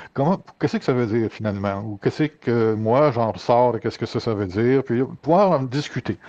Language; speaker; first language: French; native; French